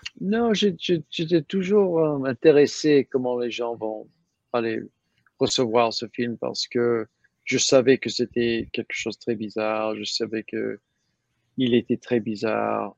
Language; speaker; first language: French; non-native, learner; English